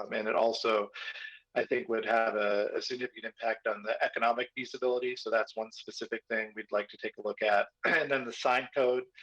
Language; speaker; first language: English; native; English